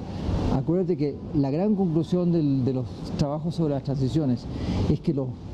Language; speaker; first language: Spanish; native; Spanish